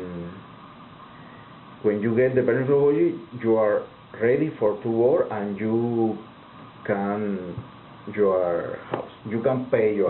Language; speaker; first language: English; non-native, learner; Spanish